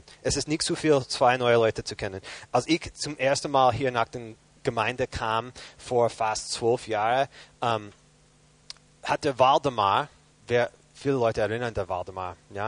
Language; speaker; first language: German; non-native, fluent; English